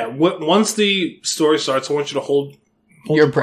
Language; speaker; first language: English; native; English